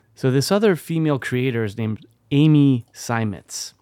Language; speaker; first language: English; early bilingual, other home language; French